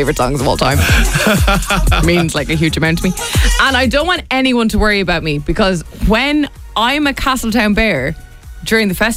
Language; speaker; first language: English; native; English